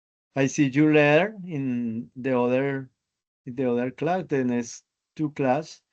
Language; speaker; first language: English; non-native, learner; Spanish